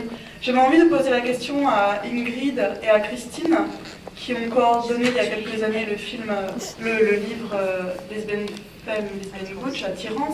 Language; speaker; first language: French; native; French